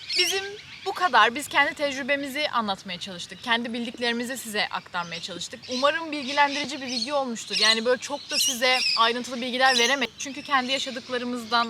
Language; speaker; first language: Turkish; native; Turkish